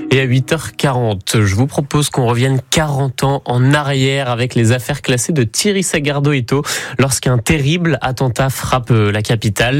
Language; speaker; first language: French; native; French